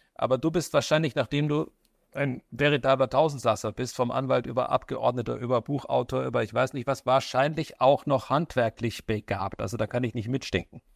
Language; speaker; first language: German; native; German